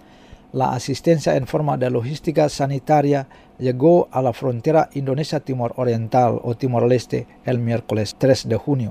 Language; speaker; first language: Spanish; non-native, fluent; Indonesian